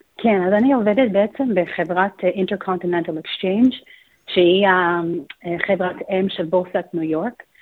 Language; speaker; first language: Hebrew; non-native, fluent; English